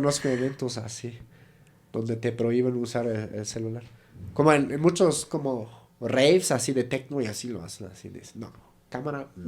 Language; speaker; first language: Spanish; native; Spanish